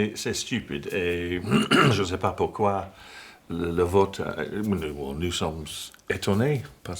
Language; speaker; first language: French; non-native, learner; English